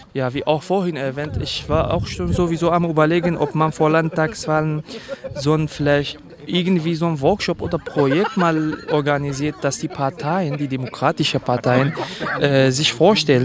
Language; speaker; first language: German; non-native, fluent; Kurdish